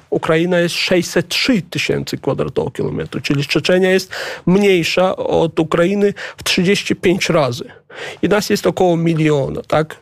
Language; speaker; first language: Polish; non-native, fluent; Chechen